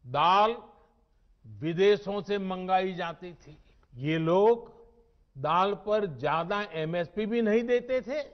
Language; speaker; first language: Hindi; non-native, local second language; Gujarati